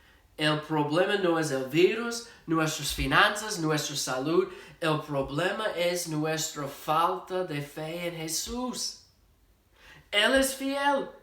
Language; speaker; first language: Spanish; non-native, fluent; English